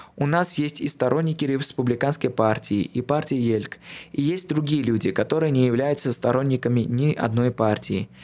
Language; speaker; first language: Russian; non-native, local second language; Armenian